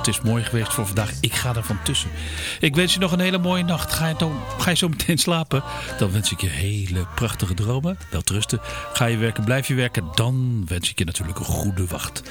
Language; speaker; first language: Dutch; native; Dutch